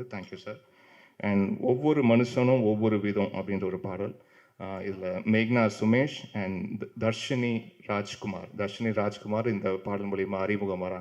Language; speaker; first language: Tamil; native; Tamil